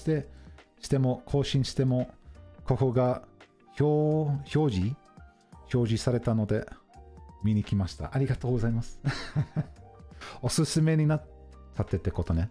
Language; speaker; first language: Japanese; non-native, fluent; English